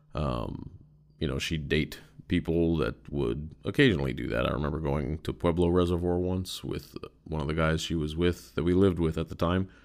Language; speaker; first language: English; native; English